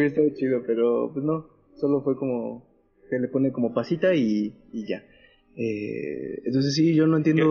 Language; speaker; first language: Spanish; native; Spanish